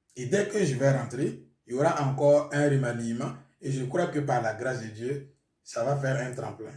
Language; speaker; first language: French; non-native, local second language; Mossi